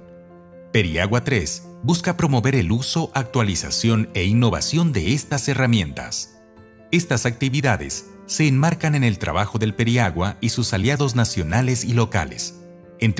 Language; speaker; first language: Spanish; native; Spanish